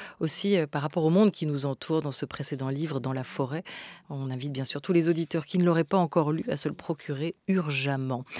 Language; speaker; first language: French; native; French